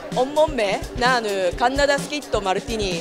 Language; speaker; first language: Kannada; non-native, learner; Japanese